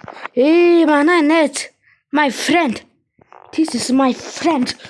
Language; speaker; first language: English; non-native, learner; Mongolian